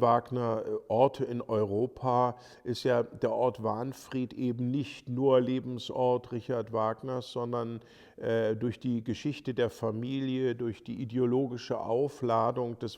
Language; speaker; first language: German; native; German